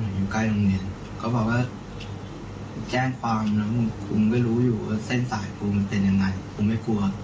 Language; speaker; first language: Thai; native; Thai